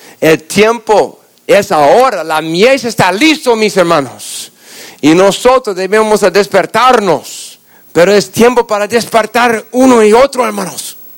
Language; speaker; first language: Spanish; non-native, fluent; English